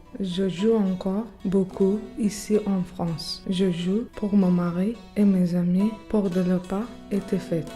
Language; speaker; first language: French; non-native, learner; Kurdish